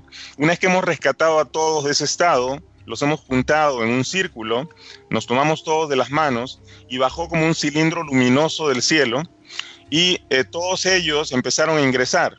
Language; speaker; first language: Spanish; native; Spanish